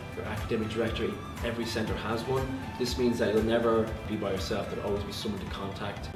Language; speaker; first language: English; native; English